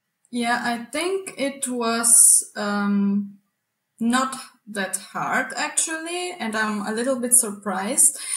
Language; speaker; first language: English; non-native, fluent; Bulgarian